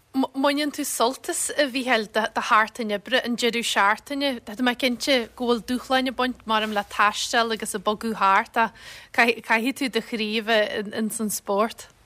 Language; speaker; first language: Irish; native; Irish